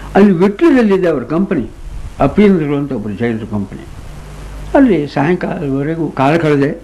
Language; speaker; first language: Kannada; native; Kannada